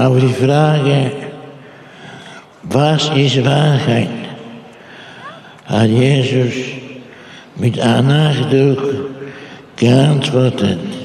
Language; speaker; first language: German; non-native, fluent; Polish